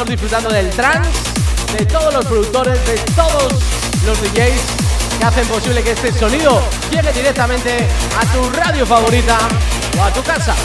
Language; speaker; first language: Spanish; native; Spanish